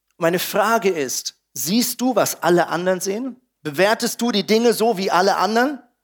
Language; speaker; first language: German; native; German